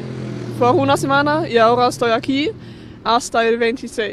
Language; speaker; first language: Spanish; non-native, fluent; German